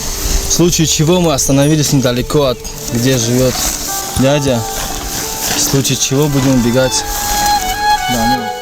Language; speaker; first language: Russian; non-native, local second language; Tajik